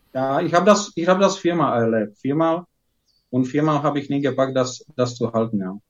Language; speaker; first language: German; non-native, fluent; Czech